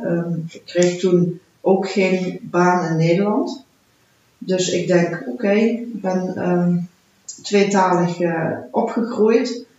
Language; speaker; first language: Dutch; early bilingual, heritage; Dutch